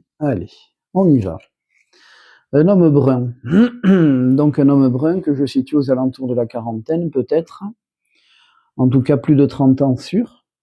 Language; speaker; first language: French; native; French